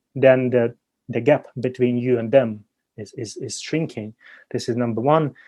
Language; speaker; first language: English; non-native, fluent; Ukrainian